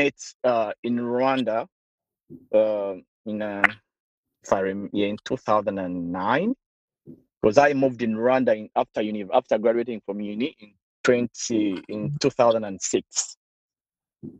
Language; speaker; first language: English; non-native, local second language; Ganda